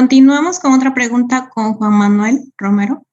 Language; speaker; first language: Spanish; native; Spanish